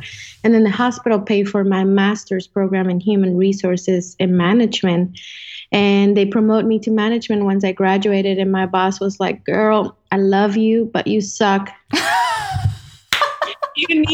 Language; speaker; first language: English; non-native, fluent; Spanish